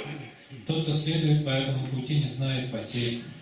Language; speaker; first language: Russian; native; Russian